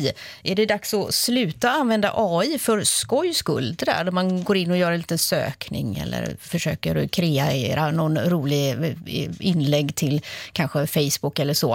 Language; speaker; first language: Swedish; native; Swedish